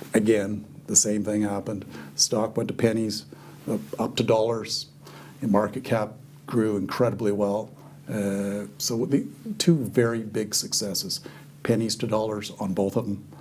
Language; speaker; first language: English; native; English